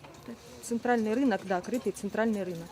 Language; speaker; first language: Russian; native; Russian